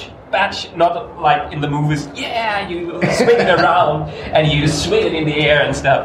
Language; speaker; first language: English; non-native, fluent; German